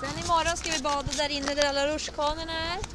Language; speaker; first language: Swedish; native; Swedish